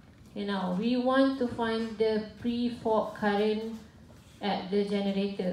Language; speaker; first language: English; non-native, local second language; Malay